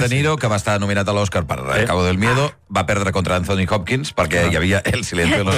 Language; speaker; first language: Catalan; native; Catalan